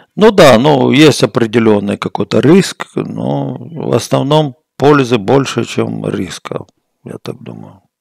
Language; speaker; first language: Russian; native; Russian